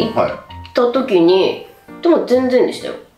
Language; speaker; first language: Japanese; native; Japanese